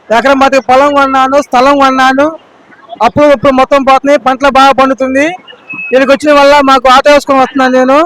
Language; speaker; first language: Telugu; native; Telugu